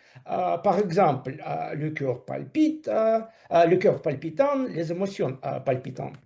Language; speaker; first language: French; non-native, fluent; Russian